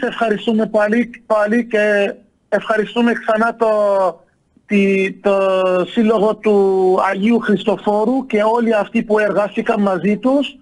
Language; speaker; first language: Greek; non-native, fluent; Arabic